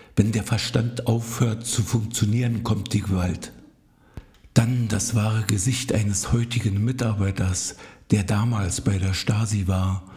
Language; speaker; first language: German; native; German